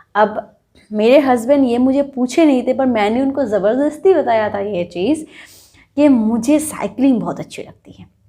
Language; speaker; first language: Hindi; non-native, local second language; Bangla